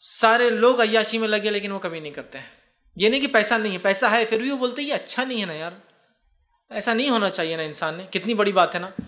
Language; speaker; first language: Urdu; native; Urdu